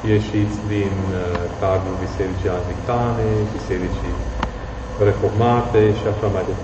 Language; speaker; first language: Romanian; non-native, fluent; English